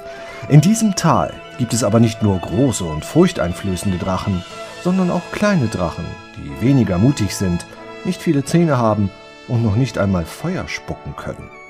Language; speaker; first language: German; native; German